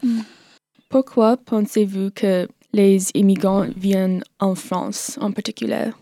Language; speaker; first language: French; non-native, learner; English